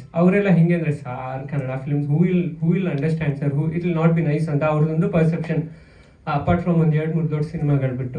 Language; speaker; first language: Kannada; native; Kannada